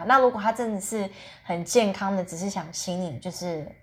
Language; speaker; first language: Chinese; early bilingual, heritage; Chinese